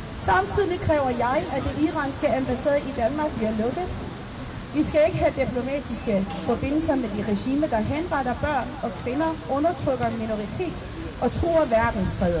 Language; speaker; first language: Danish; non-native, fluent; Persian